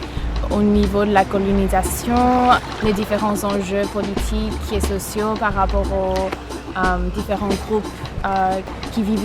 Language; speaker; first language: French; non-native, fluent; English